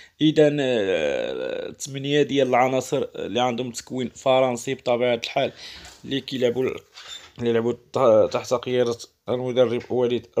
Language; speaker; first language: Arabic; native; Arabic